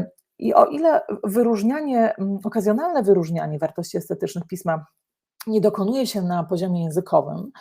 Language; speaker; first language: Polish; native; Polish